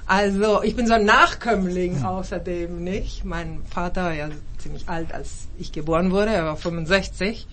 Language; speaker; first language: German; early bilingual, heritage; German